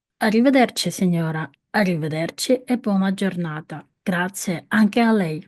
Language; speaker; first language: Italian; non-native, fluent; Ukrainian